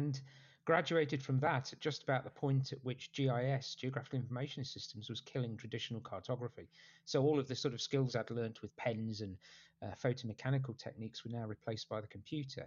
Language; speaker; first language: English; native; English